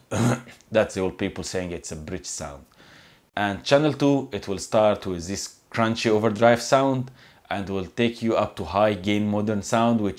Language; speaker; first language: English; non-native, fluent; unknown